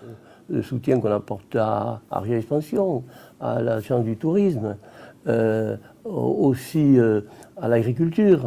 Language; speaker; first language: French; native; French